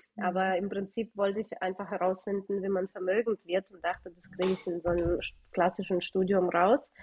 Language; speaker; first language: German; early bilingual, other home language; Russian